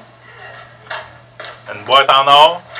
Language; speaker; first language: French; native; French